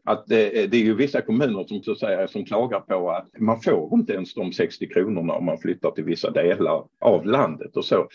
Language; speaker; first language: Swedish; non-native, fluent; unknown